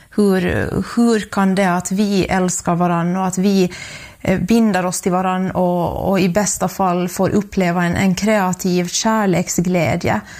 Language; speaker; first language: Swedish; native; Swedish